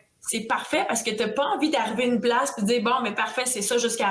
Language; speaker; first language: French; native; French